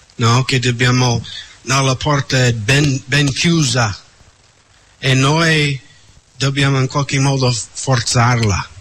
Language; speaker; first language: Italian; non-native, fluent; English